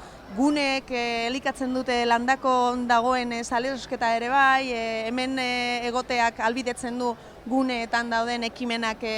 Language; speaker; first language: Basque; native; Basque